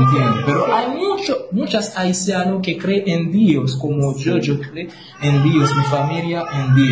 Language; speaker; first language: Spanish; non-native, learner; Haitian Creole